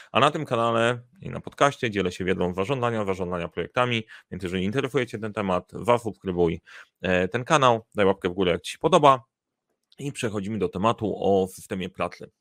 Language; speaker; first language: Polish; native; Polish